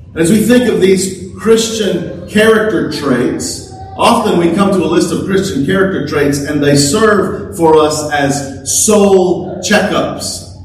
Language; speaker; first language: English; native; English